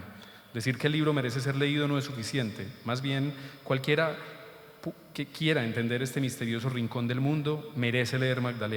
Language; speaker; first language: Spanish; native; Spanish